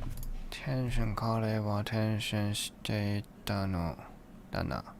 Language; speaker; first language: Japanese; non-native, learner; English